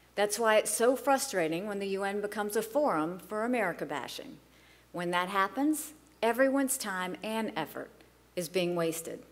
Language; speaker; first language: English; native; English